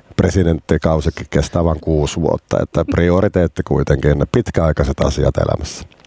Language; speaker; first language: Finnish; native; Finnish